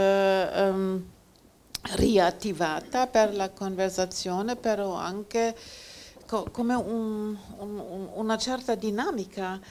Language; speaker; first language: Italian; non-native, fluent; German